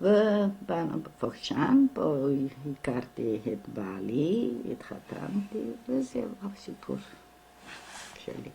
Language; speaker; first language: Hebrew; non-native, fluent; Romanian